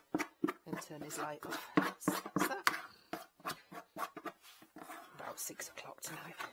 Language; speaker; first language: English; native; English